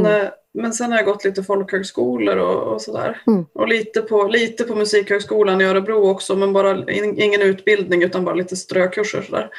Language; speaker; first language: Swedish; native; Swedish